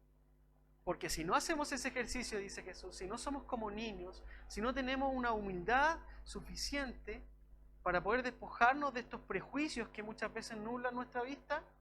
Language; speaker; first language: Spanish; native; Spanish